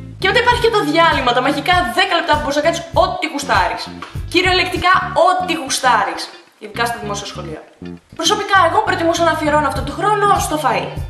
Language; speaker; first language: Greek; early bilingual, other home language; Russian